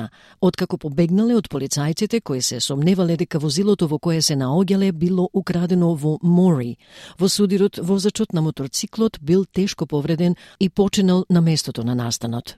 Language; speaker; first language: Macedonian; native; Macedonian